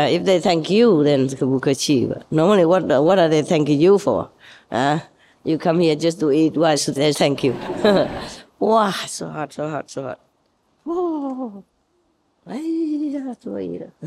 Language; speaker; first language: English; non-native, fluent; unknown